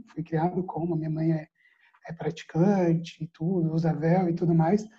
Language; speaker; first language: Portuguese; early bilingual, other home language; Arabic